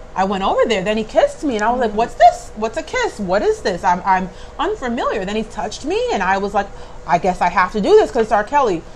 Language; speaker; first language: English; native; English